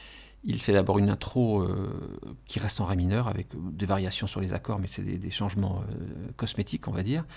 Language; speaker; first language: French; native; French